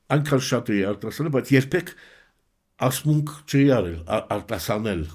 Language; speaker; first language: Armenian; early bilingual, heritage; Armenian